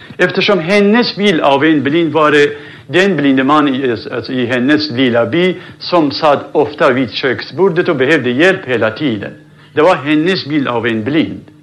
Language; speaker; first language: Swedish; non-native, fluent; Central Kurdish